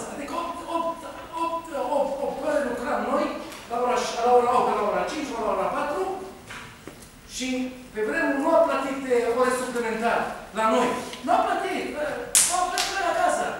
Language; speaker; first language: Romanian; non-native, learner; Hebrew